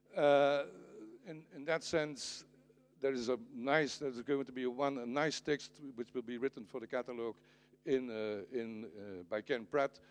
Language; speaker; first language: English; non-native, fluent; Dutch